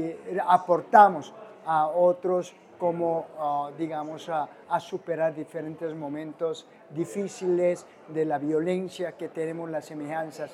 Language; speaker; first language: Spanish; non-native, fluent; Korean